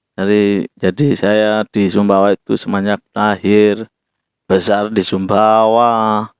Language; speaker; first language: Indonesian; non-native, local second language; Javanese